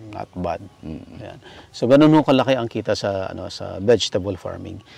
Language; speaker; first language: Filipino; native; Filipino